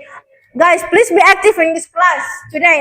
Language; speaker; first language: English; non-native, learner; Indonesian